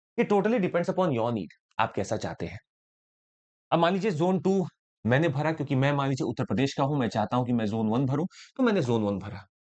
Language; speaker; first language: Hindi; native; Hindi